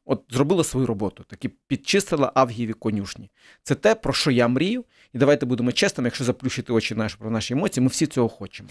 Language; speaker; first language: Ukrainian; early bilingual, other home language; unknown